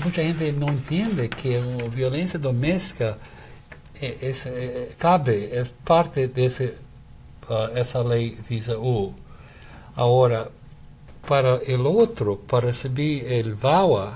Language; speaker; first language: Spanish; non-native, fluent; Portuguese